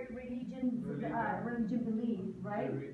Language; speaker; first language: English; non-native, fluent; Spanish